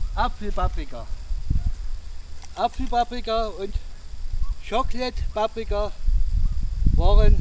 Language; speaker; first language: German; non-native, fluent; Russian